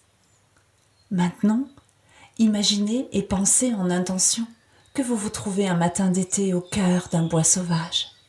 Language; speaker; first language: French; native; French